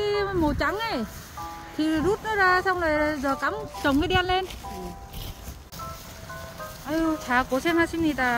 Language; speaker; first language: Korean; non-native, learner; Vietnamese